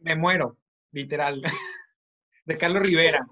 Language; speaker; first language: Spanish; native; Spanish